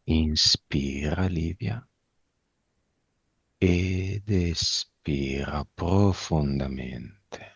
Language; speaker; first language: Italian; native; Italian